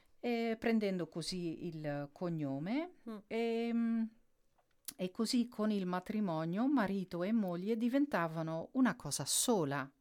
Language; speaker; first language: Italian; non-native, fluent; Dutch